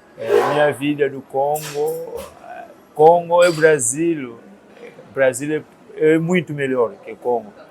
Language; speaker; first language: Portuguese; non-native, learner; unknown